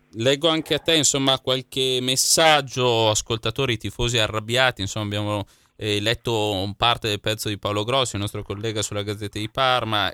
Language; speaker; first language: Italian; native; Italian